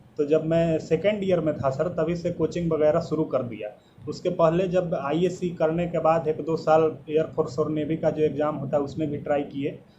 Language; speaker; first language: Hindi; native; Hindi